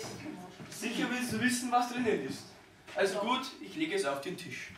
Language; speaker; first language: German; native; German